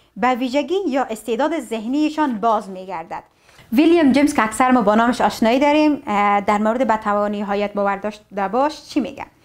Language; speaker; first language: Persian; native; Persian